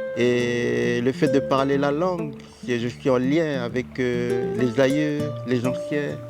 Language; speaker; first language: French; non-native, local second language; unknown